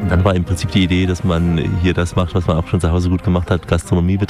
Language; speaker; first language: German; native; German